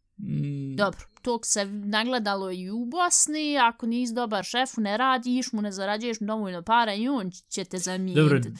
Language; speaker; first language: Bosnian; early bilingual, heritage; Bosnian